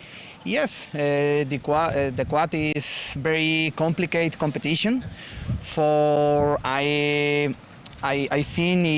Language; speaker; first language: English; non-native, learner; Spanish